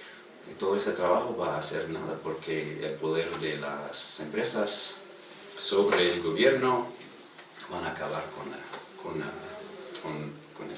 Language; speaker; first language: Spanish; non-native, fluent; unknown